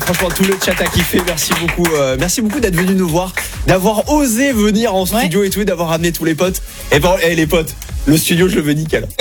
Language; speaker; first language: French; native; French